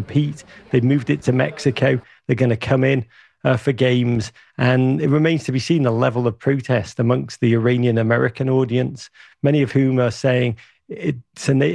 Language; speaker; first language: English; native; English